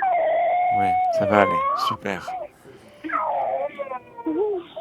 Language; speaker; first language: French; native; French